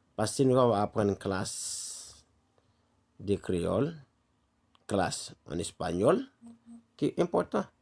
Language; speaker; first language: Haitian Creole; native; Haitian Creole